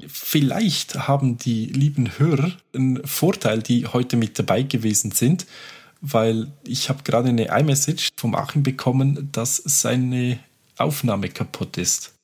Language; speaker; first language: German; native; German